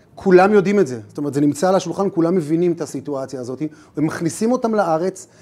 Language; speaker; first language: Hebrew; native; Hebrew